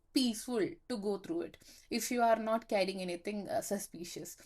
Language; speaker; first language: English; non-native, local second language; Malayalam